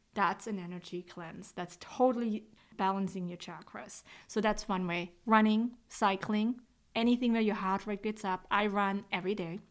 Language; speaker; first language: English; non-native, fluent; Swiss German